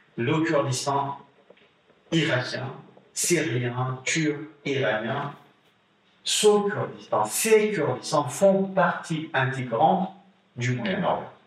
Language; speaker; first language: French; non-native, fluent; Kurdish